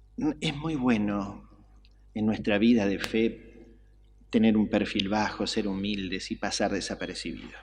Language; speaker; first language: Spanish; native; Spanish